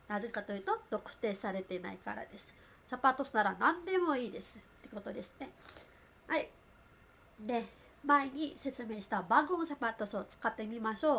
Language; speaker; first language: Japanese; non-native, fluent; Filipino